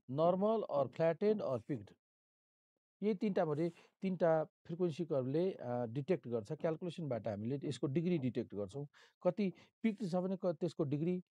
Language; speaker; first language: Nepali; non-native, local second language; Maithili